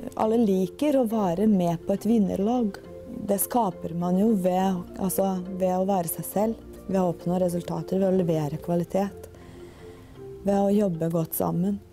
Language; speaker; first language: Norwegian; non-native, fluent; Bosnian